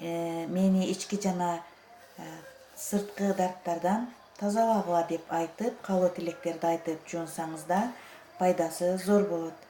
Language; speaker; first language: Kyrgyz; native; Kyrgyz